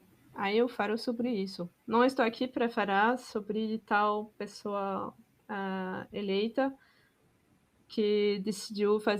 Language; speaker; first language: Portuguese; non-native, fluent; French